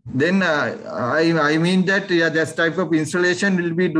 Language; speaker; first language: English; non-native, local second language; Sinhala